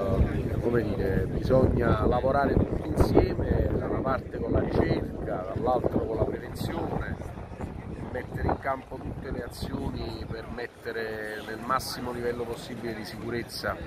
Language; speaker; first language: Italian; native; Italian